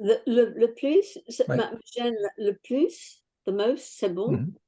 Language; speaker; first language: French; non-native, fluent; English